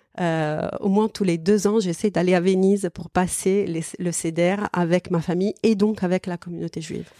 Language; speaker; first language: French; non-native, fluent; Italian